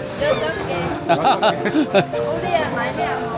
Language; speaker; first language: Korean; non-native, learner; Vietnamese